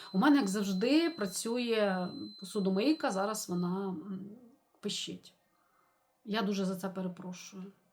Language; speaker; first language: Ukrainian; non-native, local second language; Russian